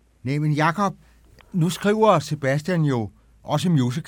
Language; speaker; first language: Danish; native; Danish